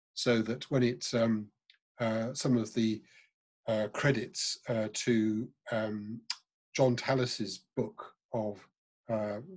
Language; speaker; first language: English; native; English